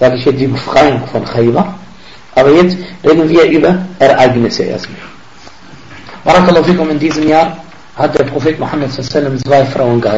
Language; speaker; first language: German; non-native, fluent; Arabic